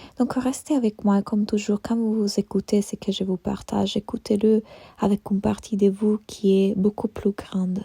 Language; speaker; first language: French; non-native, fluent; Italian